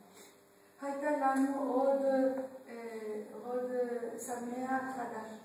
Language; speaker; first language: Hebrew; non-native, learner; Spanish